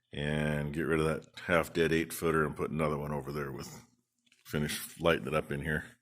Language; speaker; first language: English; native; English